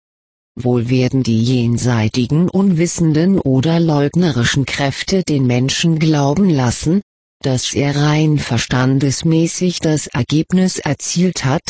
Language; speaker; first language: German; native; German